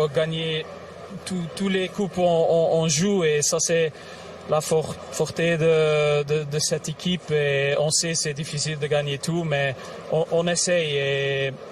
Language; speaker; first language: French; non-native, local second language; Dutch